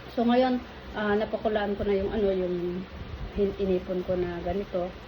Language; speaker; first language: Filipino; non-native, local second language; Iloko